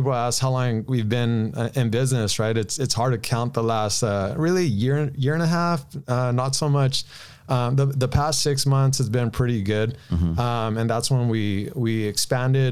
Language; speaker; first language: English; native; English